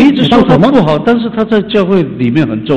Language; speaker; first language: Chinese; native; Chinese